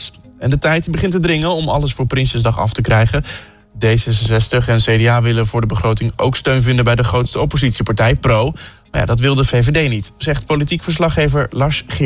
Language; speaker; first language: Dutch; native; Dutch